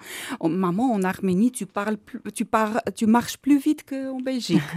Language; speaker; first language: French; non-native, learner; Armenian